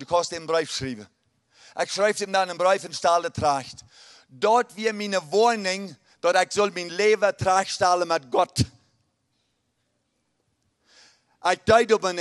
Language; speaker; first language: German; early bilingual, heritage; Plautdietsch